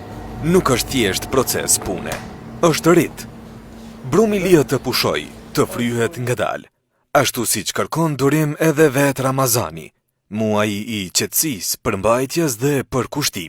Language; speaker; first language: Albanian; native; Albanian